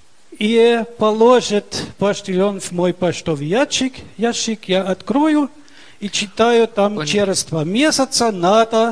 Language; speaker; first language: Russian; early bilingual, heritage; Russian